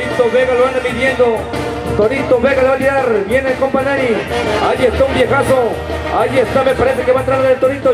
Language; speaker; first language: Spanish; native; Spanish